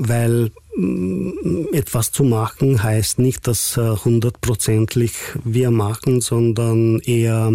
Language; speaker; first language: German; non-native, fluent; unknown